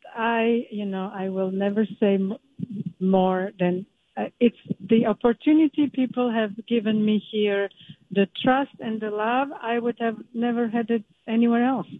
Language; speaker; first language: English; early bilingual, other home language; Turkish